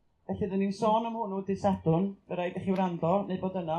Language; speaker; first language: Welsh; native; Welsh